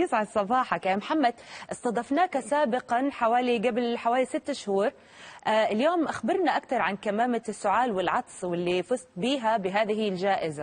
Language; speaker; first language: Arabic; native; Arabic